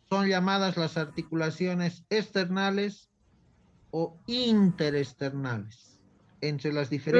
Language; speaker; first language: Spanish; native; Spanish